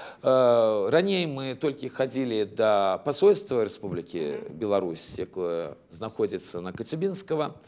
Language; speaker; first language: Belarusian; native; Belarusian